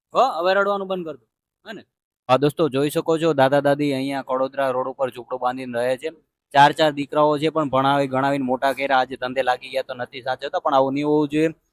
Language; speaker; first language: Gujarati; native; Gujarati